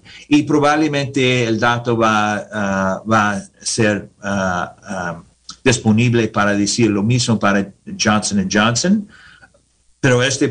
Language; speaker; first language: Spanish; non-native, learner; English